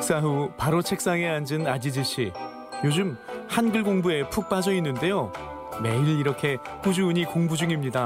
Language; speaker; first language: Korean; native; Korean